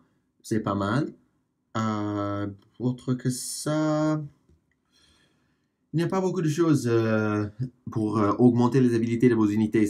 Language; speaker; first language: French; non-native, fluent; English